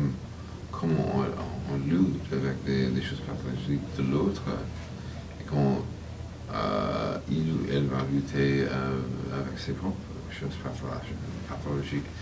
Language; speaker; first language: French; non-native, fluent; English